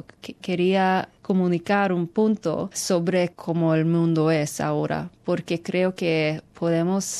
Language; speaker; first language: Spanish; non-native, fluent; English